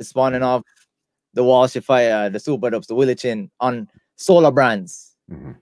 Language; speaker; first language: English; native; English